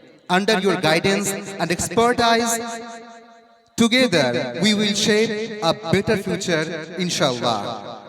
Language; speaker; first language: English; non-native, local second language; Bangla